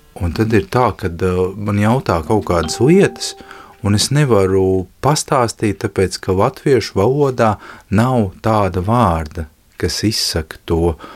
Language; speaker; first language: Latvian; native; Latvian